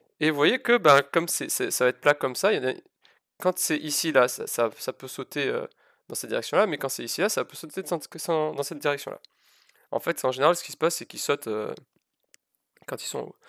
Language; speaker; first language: French; native; French